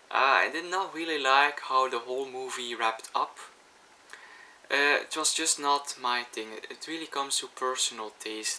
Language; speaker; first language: English; non-native, fluent; Dutch